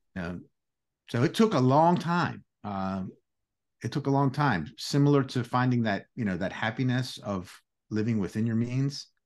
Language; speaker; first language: English; early bilingual, other home language; Greek